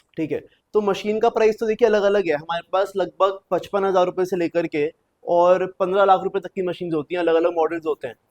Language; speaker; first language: Hindi; native; Hindi